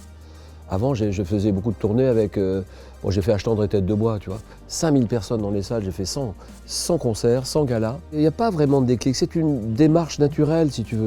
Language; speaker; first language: French; native; French